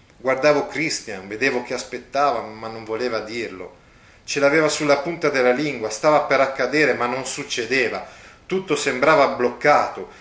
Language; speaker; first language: Italian; native; Italian